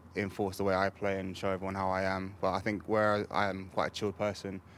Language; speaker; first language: English; native; English